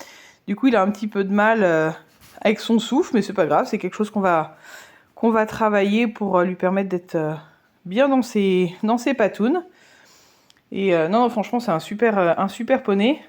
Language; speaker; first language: French; native; French